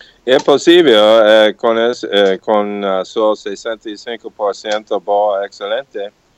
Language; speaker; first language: Portuguese; non-native, learner; English